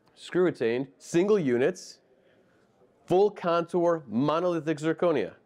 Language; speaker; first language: English; native; English